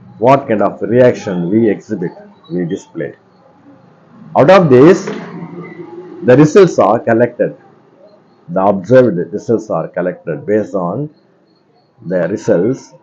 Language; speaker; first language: English; non-native, local second language; Tamil